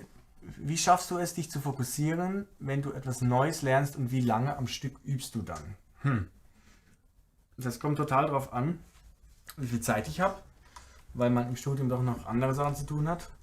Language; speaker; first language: German; native; German